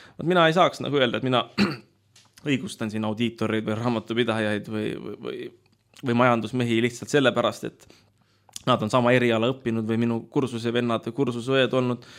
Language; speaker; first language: Estonian; native; Estonian